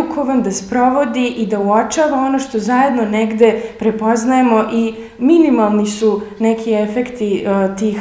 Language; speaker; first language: Serbian; native; Serbian